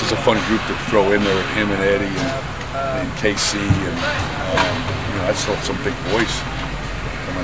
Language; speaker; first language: English; native; English